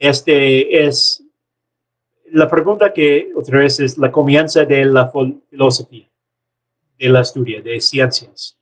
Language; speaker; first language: Spanish; non-native, learner; English